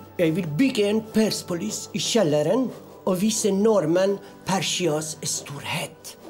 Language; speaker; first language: Norwegian; non-native, fluent; Persian